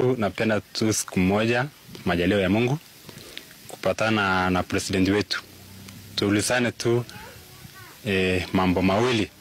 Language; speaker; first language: Swahili; non-native, local second language; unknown